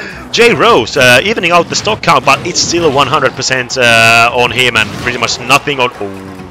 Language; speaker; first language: English; non-native, fluent; Finnish